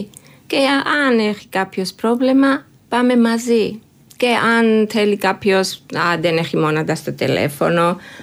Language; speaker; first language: Greek; non-native, learner; Georgian